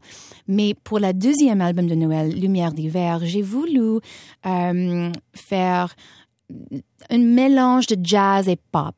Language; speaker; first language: French; non-native, fluent; English